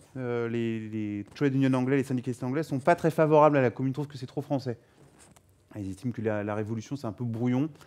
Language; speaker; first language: French; native; French